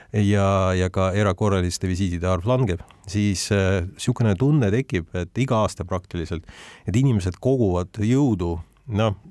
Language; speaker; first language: Estonian; non-native, local second language; Russian